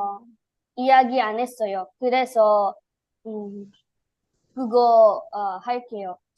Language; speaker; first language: Korean; non-native, learner; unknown